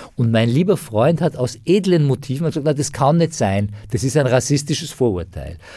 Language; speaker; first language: German; non-native, fluent; Persian